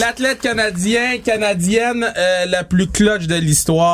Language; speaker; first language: French; native; French